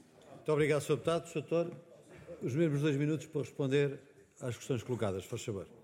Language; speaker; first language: Portuguese; native; Portuguese